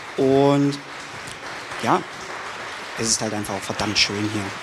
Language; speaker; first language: German; native; German